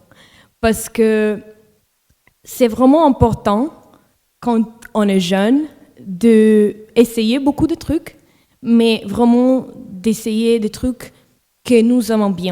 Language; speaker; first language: French; non-native, local second language; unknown